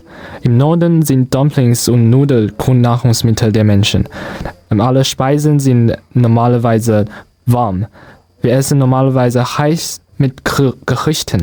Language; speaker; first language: German; non-native, learner; Chinese